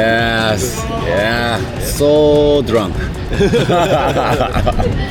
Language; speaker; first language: English; non-native, learner; Korean